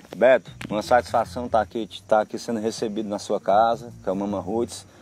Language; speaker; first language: Portuguese; native; Portuguese